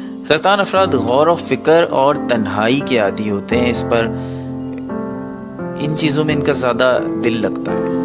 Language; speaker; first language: Urdu; native; Urdu